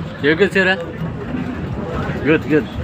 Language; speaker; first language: English; non-native, local second language; Filipino